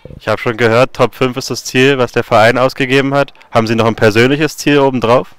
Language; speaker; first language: German; native; German